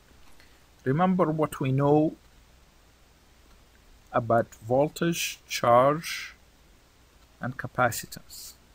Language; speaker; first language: English; non-native, fluent; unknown